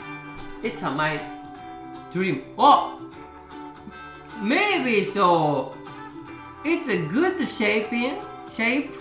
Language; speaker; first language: English; non-native, learner; Japanese